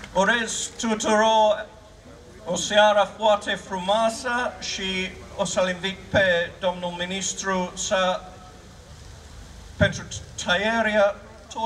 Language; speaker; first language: Romanian; non-native, fluent; English